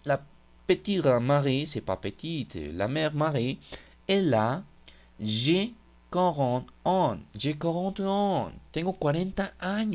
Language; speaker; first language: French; non-native, fluent; Spanish